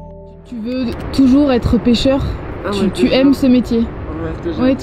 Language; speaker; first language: French; native; French